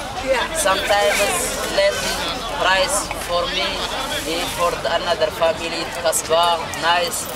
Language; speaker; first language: English; non-native, learner; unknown